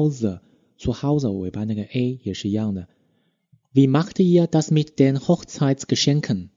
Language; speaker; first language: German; non-native, fluent; Chinese